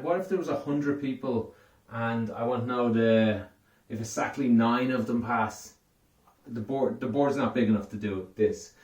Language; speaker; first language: English; native; English